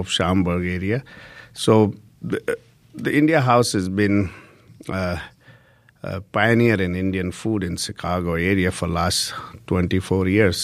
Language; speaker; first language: English; non-native, local second language; Hindi